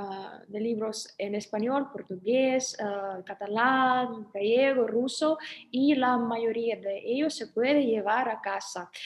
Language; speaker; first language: Spanish; non-native, fluent; Russian